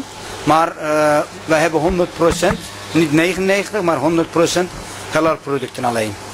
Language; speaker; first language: Dutch; non-native, local second language; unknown